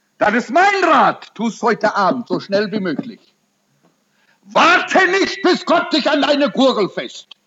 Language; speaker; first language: German; early bilingual, heritage; German